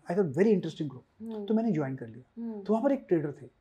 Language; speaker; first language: Hindi; non-native, local second language; Sindhi